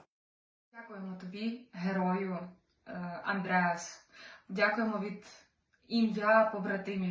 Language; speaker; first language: Ukrainian; native; Ukrainian